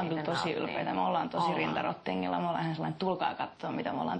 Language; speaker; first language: Finnish; native; Finnish